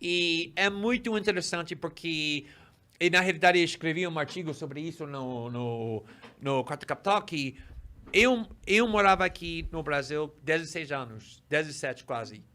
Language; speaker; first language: Portuguese; non-native, fluent; English